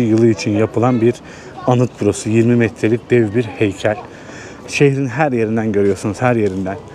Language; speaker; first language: Turkish; native; Turkish